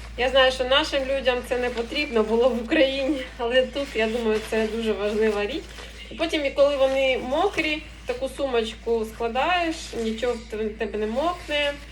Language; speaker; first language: Ukrainian; non-native, local second language; Russian